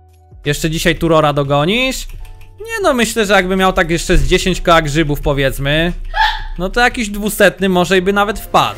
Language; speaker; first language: Polish; native; Polish